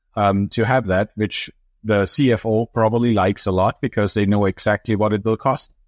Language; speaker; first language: English; non-native, fluent; German